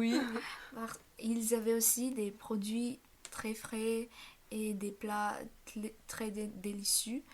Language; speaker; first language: French; non-native, fluent; Bulgarian